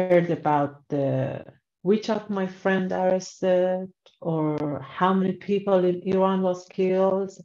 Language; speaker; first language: English; non-native, learner; Persian